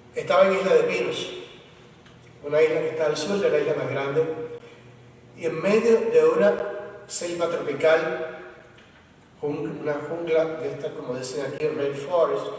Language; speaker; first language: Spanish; native; Spanish